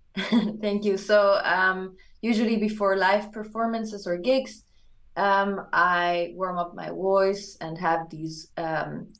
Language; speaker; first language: English; non-native, fluent; German